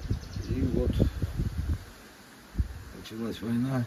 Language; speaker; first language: Russian; native; Russian